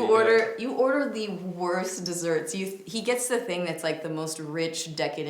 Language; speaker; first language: English; native; English